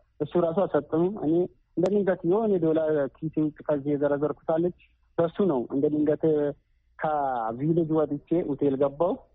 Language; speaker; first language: Amharic; native; Amharic